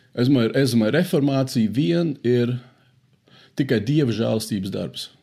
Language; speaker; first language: Latvian; early bilingual, heritage; Latvian